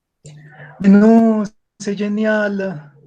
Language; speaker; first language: French; non-native, learner; Spanish